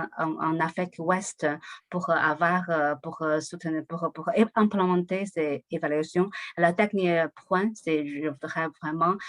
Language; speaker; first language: French; non-native, learner; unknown